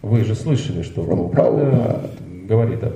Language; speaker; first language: Russian; native; Russian